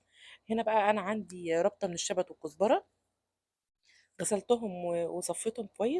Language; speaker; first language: Arabic; native; Arabic